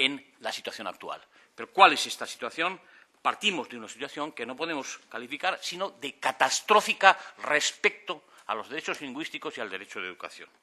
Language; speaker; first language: Spanish; native; Spanish